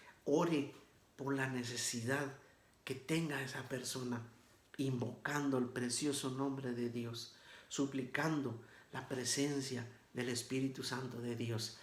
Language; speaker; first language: Spanish; native; Spanish